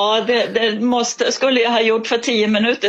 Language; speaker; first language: Swedish; native; Swedish